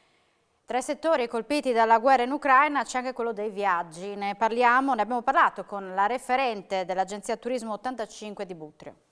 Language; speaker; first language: Italian; native; Italian